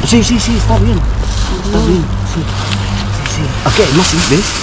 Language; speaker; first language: Spanish; non-native, learner; Filipino